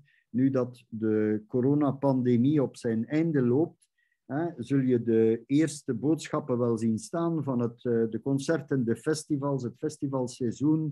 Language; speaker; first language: Dutch; native; Dutch